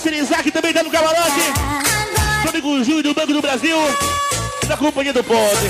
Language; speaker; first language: Portuguese; native; Portuguese